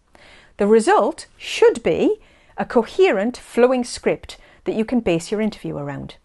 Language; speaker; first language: English; native; English